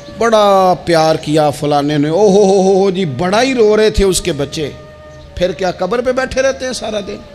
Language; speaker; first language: Urdu; non-native, local second language; Punjabi